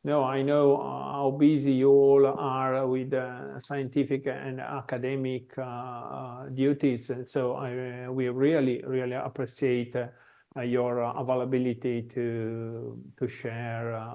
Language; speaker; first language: English; non-native, fluent; Italian